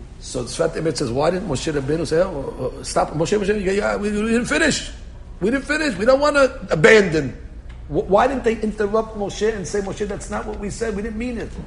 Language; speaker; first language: English; native; English